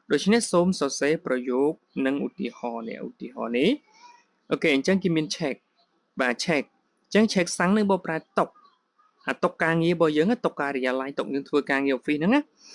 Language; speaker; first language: Khmer; native; Khmer